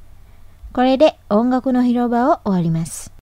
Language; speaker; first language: Japanese; non-native, fluent; Indonesian